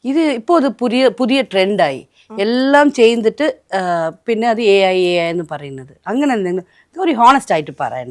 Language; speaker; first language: Malayalam; non-native, local second language; Tamil